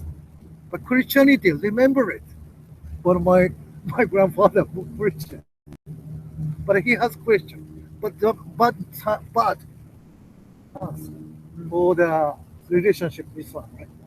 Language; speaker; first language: English; non-native, learner; Japanese